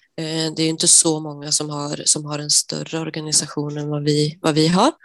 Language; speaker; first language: Swedish; native; Swedish